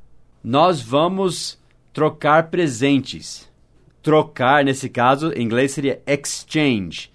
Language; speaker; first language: Portuguese; non-native, fluent; English